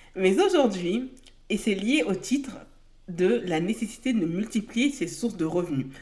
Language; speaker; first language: French; native; French